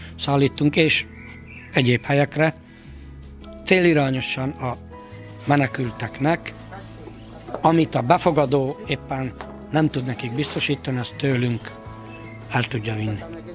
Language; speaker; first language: Hungarian; native; Hungarian